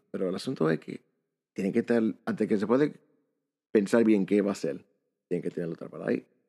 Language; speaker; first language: Spanish; early bilingual, heritage; Spanish